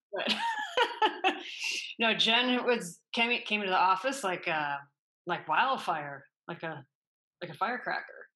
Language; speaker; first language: English; native; English